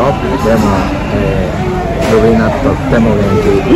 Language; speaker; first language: Japanese; non-native, learner; Spanish